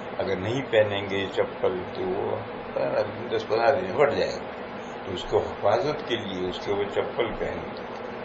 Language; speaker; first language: Urdu; non-native, local second language; Gujarati